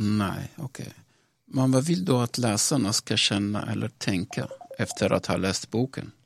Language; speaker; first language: Swedish; non-native, fluent; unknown